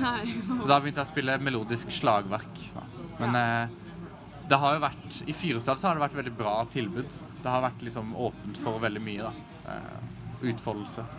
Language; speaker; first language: Norwegian; native; Norwegian